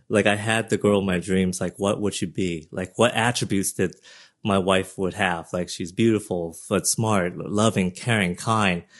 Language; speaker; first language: English; early bilingual, other home language; Vietnamese